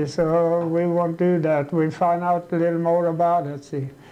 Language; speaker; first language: English; non-native, fluent; Swedish